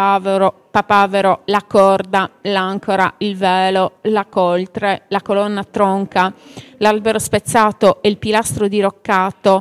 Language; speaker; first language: Italian; native; Italian